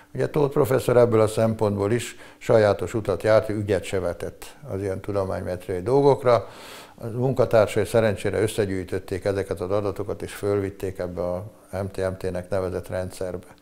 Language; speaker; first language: Hungarian; native; Hungarian